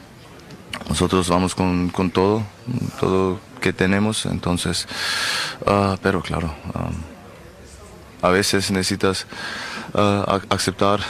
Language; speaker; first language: Spanish; non-native, learner; German